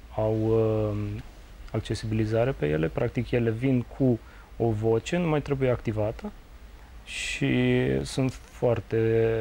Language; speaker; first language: Romanian; native; Romanian